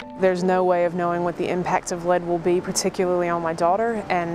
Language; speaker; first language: English; native; English